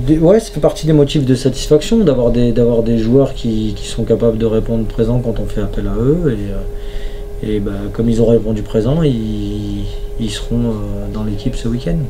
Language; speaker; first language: French; native; French